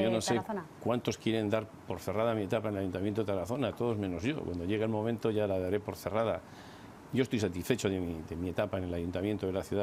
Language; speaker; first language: Spanish; native; Spanish